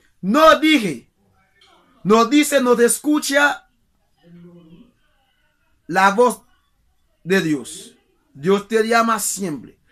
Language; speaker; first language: Spanish; non-native, learner; Haitian Creole